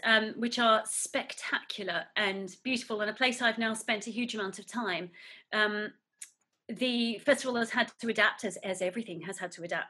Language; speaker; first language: English; native; English